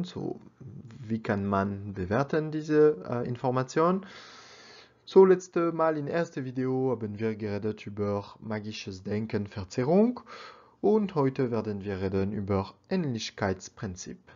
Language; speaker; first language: German; non-native, learner; French